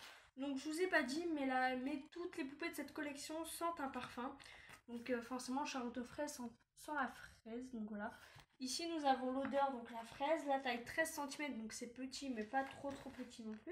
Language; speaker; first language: French; native; French